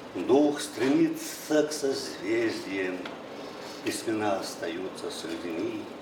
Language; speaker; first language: Russian; non-native, local second language; Buriat